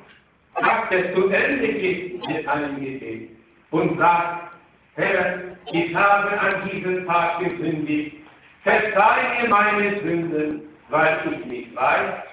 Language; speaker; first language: German; non-native, fluent; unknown